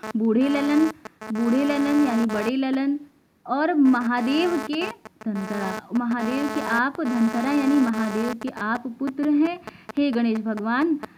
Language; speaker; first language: Hindi; native; Hindi